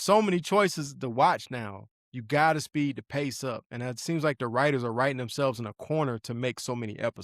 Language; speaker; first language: English; native; English